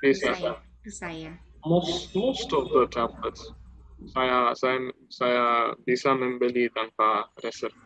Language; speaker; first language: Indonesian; non-native, learner; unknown